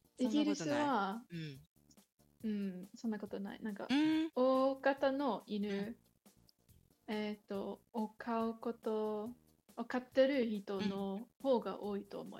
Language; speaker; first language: Japanese; non-native, learner; English